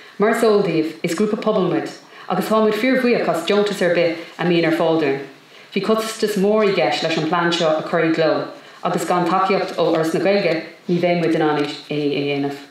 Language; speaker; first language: Irish; non-native, local second language; English